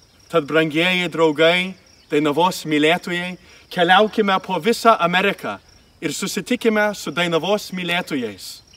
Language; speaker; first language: Lithuanian; early bilingual, heritage; Lithuanian